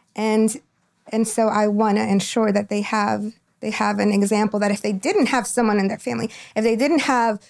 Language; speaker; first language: English; non-native, fluent; Spanish